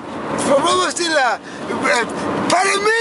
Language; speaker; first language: Spanish; non-native, learner; English